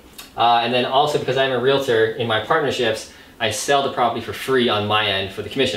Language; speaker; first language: English; native; English